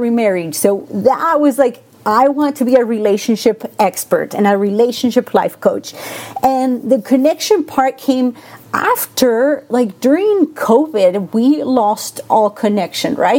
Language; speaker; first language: English; non-native, fluent; Spanish